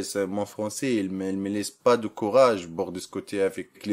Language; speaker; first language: French; non-native, learner; Arabic